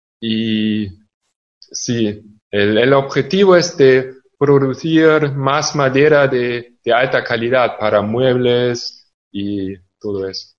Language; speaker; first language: Spanish; non-native, fluent; German